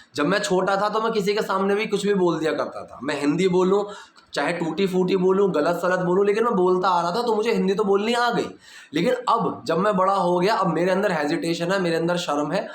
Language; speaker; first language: Hindi; native; Hindi